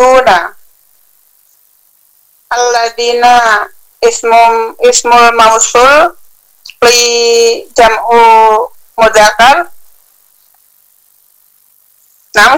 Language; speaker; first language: Arabic; non-native, learner; Indonesian